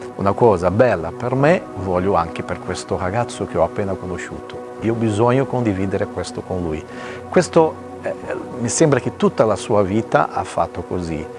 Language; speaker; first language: Italian; non-native, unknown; Portuguese